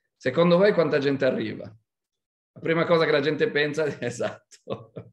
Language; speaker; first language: Italian; non-native, fluent; Hebrew